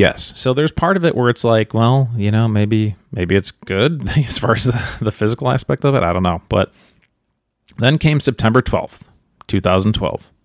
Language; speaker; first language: English; native; English